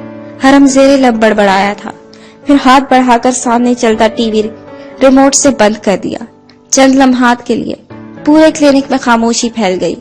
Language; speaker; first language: Urdu; native; Urdu